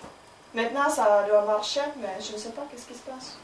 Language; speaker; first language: French; non-native, learner; Finnish